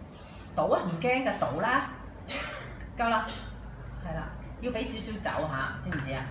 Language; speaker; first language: Cantonese; native; Cantonese